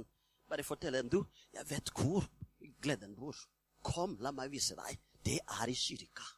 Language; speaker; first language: Norwegian; non-native, fluent; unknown